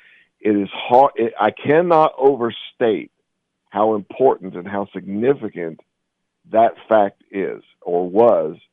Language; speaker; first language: English; native; English